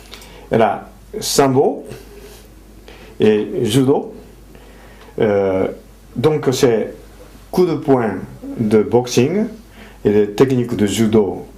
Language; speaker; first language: French; non-native, fluent; Japanese